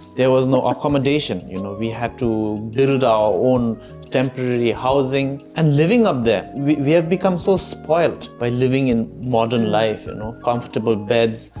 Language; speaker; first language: English; non-native, fluent; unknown